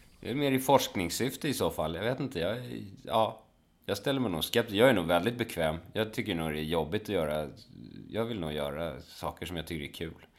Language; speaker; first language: Swedish; native; Swedish